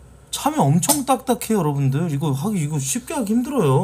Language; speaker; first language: Korean; native; Korean